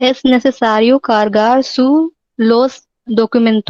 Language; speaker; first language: Spanish; non-native, learner; Hindi